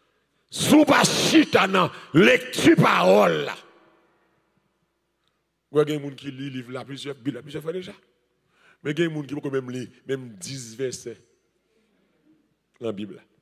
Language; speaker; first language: French; non-native, learner; Haitian Creole